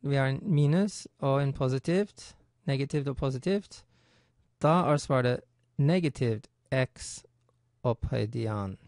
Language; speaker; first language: Norwegian; non-native, fluent; English